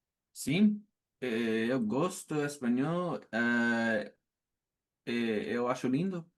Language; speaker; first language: Portuguese; non-native, learner; English